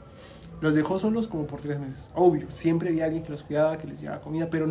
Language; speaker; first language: Spanish; native; Spanish